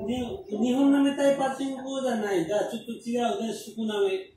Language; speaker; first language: Japanese; non-native, learner; Nepali